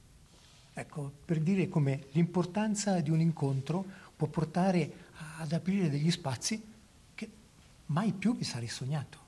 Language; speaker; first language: Italian; native; Italian